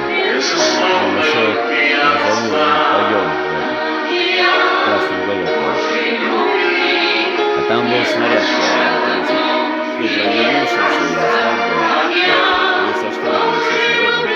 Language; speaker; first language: Russian; native; Russian